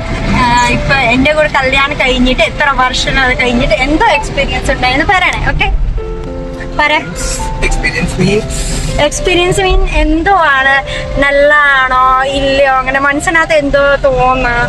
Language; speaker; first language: Malayalam; non-native, local second language; Hindi